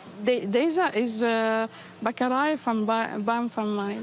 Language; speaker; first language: Dutch; non-native, learner; Arabic